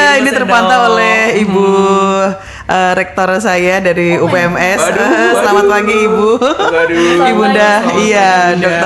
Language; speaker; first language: Indonesian; native; Indonesian